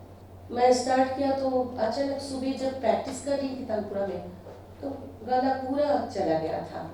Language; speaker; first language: Hindi; non-native, local second language; Bangla